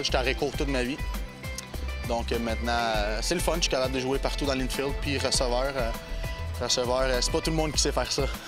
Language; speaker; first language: French; early bilingual, other home language; Spanish